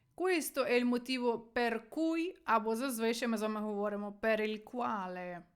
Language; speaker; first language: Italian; non-native, fluent; Ukrainian